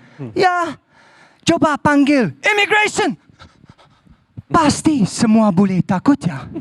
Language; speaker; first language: Indonesian; non-native, learner; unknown